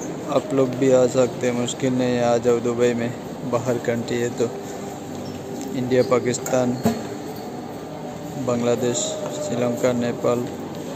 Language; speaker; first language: Hindi; non-native, fluent; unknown